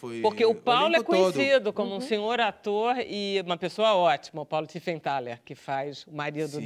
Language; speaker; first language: Portuguese; native; Portuguese